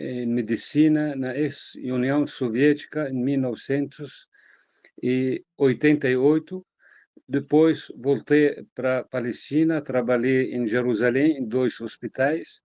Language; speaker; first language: Portuguese; non-native, fluent; Arabic